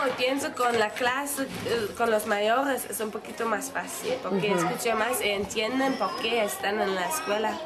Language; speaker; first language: Spanish; non-native, fluent; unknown